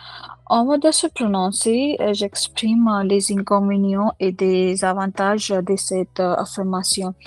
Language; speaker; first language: French; non-native, learner; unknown